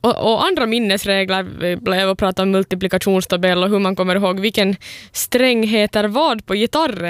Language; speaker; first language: Swedish; native; Swedish